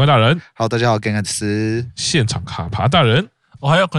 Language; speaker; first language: Chinese; native; Chinese